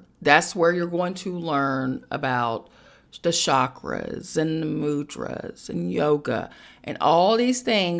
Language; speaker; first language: English; native; English